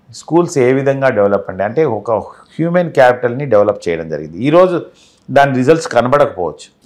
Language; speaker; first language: Telugu; native; Telugu